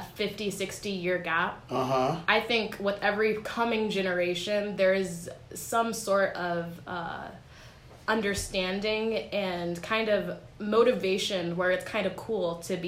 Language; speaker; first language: English; native; English